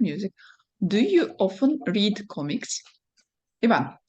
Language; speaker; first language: English; non-native, fluent; Russian